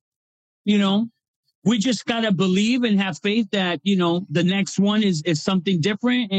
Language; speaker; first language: English; native; English